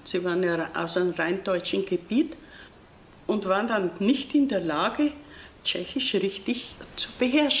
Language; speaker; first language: German; native; German